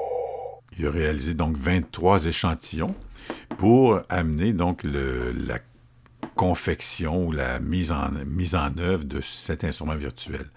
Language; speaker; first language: French; native; French